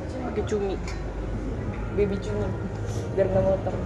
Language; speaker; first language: Indonesian; native; Indonesian